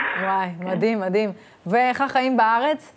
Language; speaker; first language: Hebrew; native; Hebrew